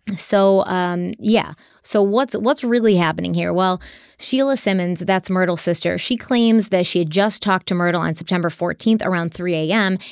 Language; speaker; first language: English; native; English